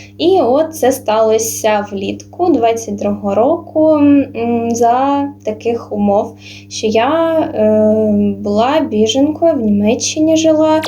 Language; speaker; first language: Ukrainian; non-native, local second language; Russian